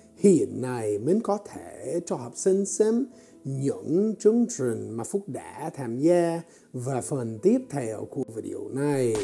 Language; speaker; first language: Vietnamese; non-native, fluent; English